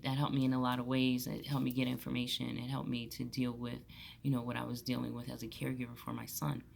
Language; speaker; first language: English; native; English